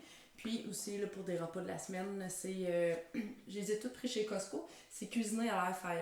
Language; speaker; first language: French; native; French